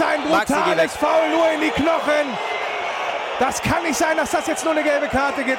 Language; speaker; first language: German; native; German